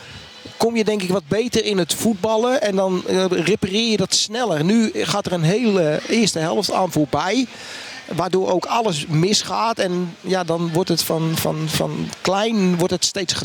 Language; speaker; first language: Dutch; native; Dutch